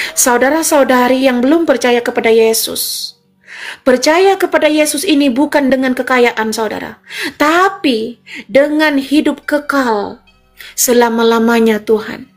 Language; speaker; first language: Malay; non-native, local second language; Madurese